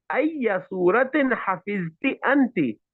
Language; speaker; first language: Arabic; non-native, fluent; Hindi